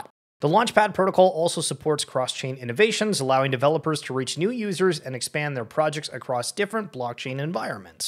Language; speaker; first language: English; native; English